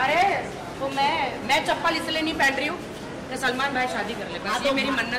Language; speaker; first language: Hindi; native; Hindi